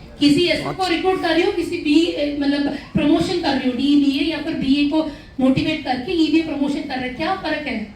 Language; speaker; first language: Hindi; non-native, local second language; Malayalam